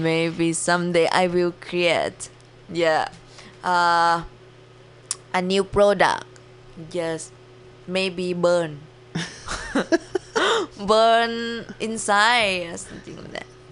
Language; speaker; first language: English; non-native, learner; Thai